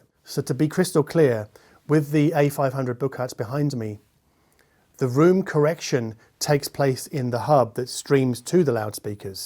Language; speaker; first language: English; native; English